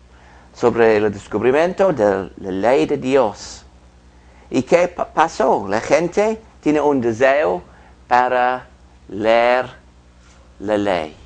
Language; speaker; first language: Spanish; non-native, fluent; English